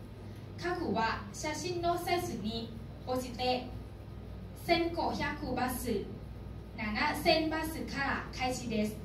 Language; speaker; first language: Japanese; non-native, learner; Thai